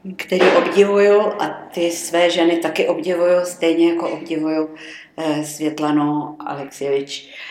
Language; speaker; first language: Czech; native; Czech